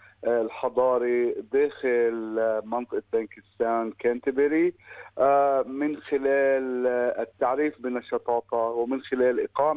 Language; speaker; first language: Arabic; native; Arabic